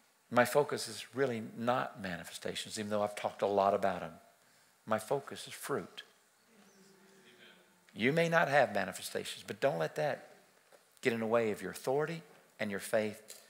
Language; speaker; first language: English; native; English